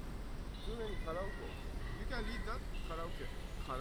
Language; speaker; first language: English; non-native, learner; Japanese